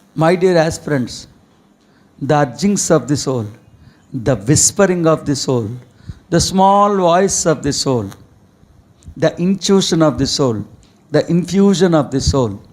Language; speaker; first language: English; non-native, local second language; Telugu